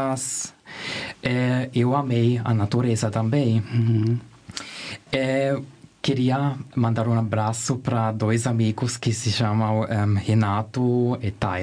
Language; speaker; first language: Portuguese; non-native, learner; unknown